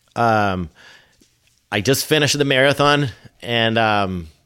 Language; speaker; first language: English; non-native, fluent; Portuguese